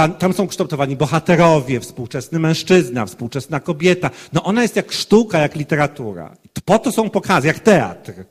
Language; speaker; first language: Polish; native; Polish